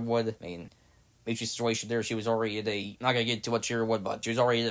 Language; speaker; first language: English; native; English